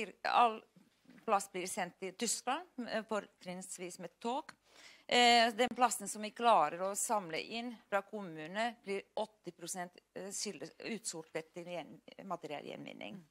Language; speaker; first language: Norwegian; non-native, fluent; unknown